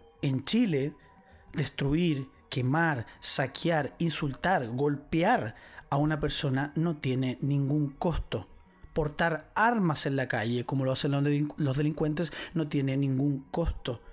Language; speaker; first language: Spanish; native; Spanish